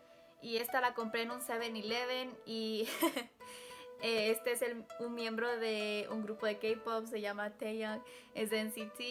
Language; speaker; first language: Spanish; early bilingual, heritage; Spanish